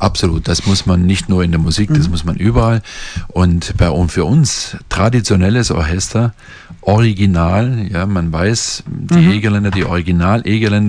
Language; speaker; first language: German; native; German